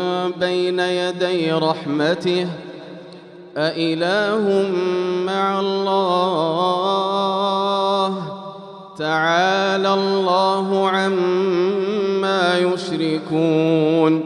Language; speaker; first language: Arabic; native; Arabic